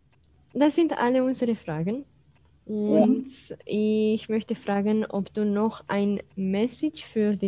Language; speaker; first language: German; non-native, fluent; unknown